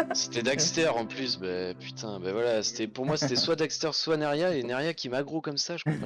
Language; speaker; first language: French; native; French